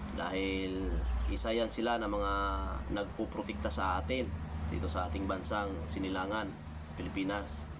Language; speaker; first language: Filipino; non-native, local second language; Cebuano